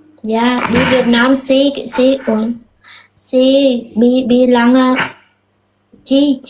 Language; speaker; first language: Indonesian; non-native, learner; Vietnamese